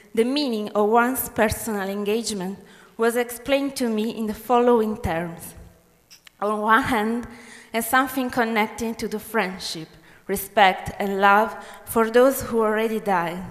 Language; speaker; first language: English; non-native, fluent; Italian